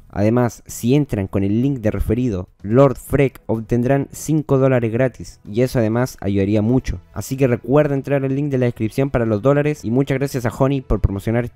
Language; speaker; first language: Spanish; native; Spanish